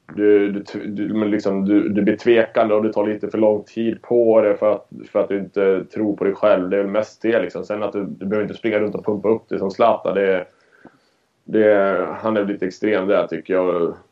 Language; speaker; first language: Swedish; native; Swedish